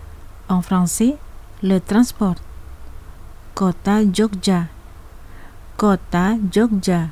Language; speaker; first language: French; non-native, fluent; Indonesian